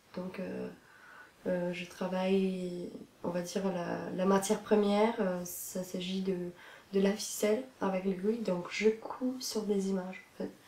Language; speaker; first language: French; non-native, fluent; Italian